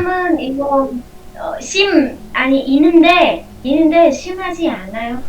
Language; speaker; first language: Korean; non-native, learner; Vietnamese